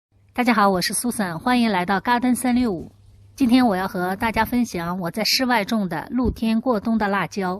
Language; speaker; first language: Chinese; native; Chinese